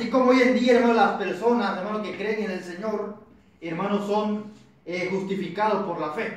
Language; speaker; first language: Spanish; native; Spanish